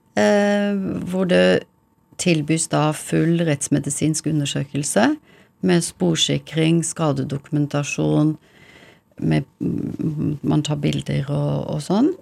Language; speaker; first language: Norwegian; early bilingual, heritage; English